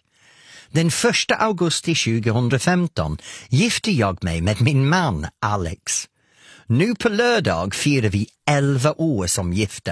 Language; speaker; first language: Swedish; non-native, fluent; English